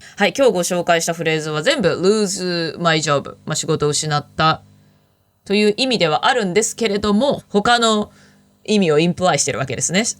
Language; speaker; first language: Japanese; native; Japanese